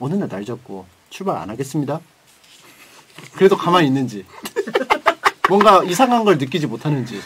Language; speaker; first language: Korean; native; Korean